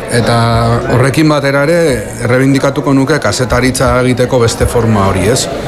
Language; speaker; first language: Basque; non-native, local second language; Spanish